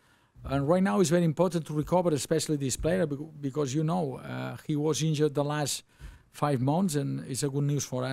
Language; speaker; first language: English; non-native, learner; Spanish